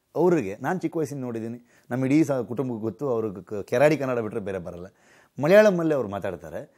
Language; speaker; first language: Kannada; native; Kannada